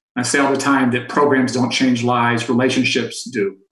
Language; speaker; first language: English; native; English